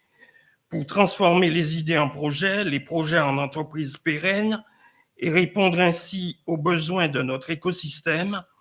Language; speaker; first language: French; native; French